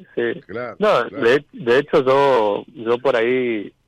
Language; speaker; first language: Spanish; native; Spanish